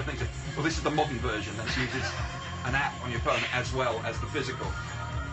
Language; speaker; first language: English; native; English